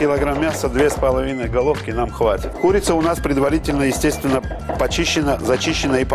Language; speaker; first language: Russian; native; Russian